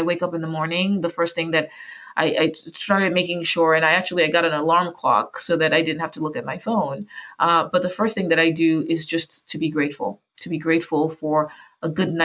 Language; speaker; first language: English; non-native, local second language; Yoruba